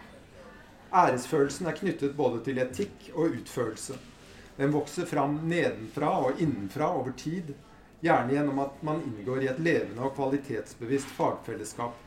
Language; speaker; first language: Norwegian; native; Norwegian